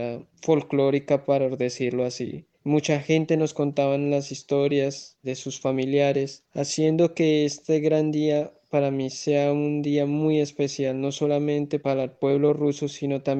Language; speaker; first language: Spanish; native; Spanish